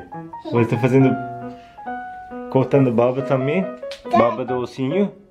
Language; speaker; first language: Portuguese; non-native, learner; Turkish